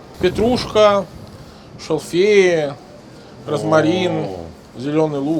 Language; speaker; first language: Russian; non-native, fluent; Italian